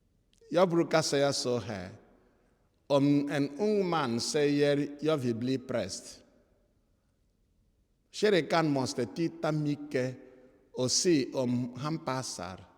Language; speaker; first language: Swedish; non-native, fluent; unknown